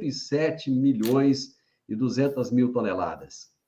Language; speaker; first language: Portuguese; native; Portuguese